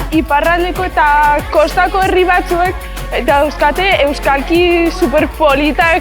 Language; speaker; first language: Basque; non-native, local second language; Spanish